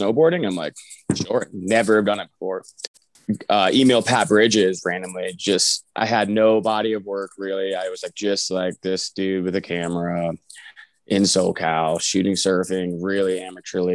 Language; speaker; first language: English; native; English